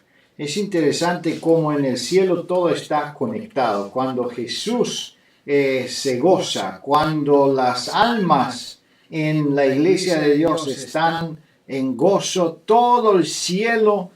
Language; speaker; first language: Spanish; non-native, fluent; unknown